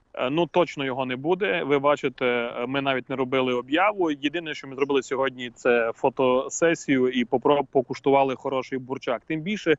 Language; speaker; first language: Ukrainian; native; Ukrainian